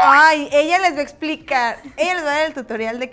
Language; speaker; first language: Spanish; native; Spanish